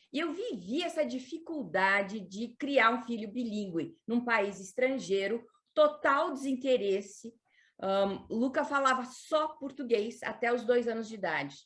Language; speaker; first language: Portuguese; native; Portuguese